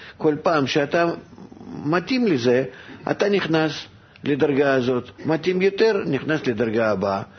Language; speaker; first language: Hebrew; non-native, fluent; Russian